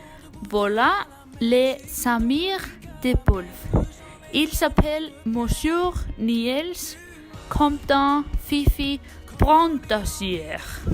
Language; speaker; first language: French; non-native, learner; Icelandic